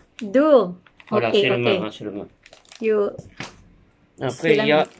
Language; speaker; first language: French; non-native, learner; Filipino